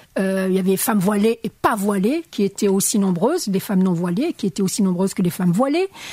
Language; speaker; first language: French; non-native, local second language; Arabic